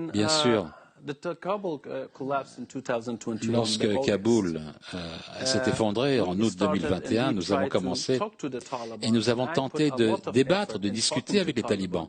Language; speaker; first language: French; non-native, fluent; Persian